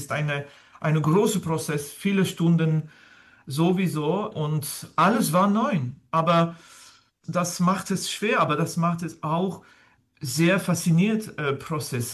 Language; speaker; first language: German; non-native, fluent; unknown